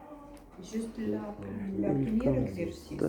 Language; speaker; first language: French; non-native, learner; Russian